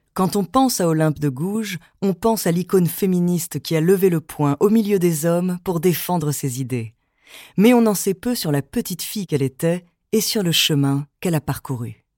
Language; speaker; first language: French; native; French